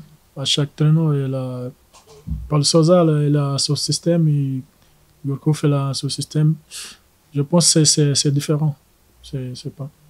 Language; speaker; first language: French; non-native, learner; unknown